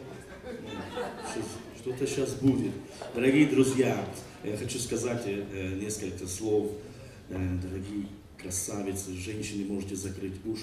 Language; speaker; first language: Russian; non-native, fluent; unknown